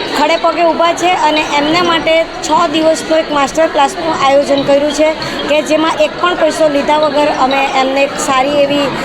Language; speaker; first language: Gujarati; native; Gujarati